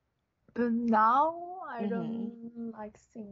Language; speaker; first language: English; non-native, learner; Japanese